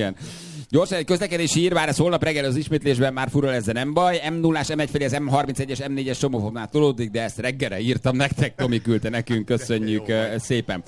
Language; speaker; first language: Hungarian; native; Hungarian